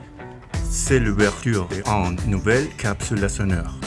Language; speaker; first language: French; non-native, fluent; Spanish